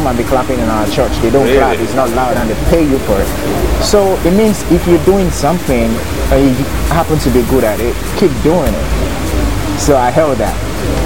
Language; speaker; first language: English; non-native, local second language; Yoruba